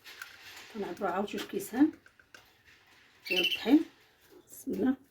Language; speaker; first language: Arabic; native; Arabic